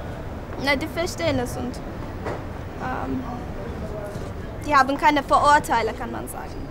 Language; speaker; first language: German; non-native, fluent; Turkish